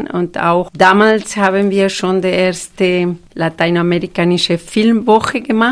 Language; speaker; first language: German; non-native, fluent; Spanish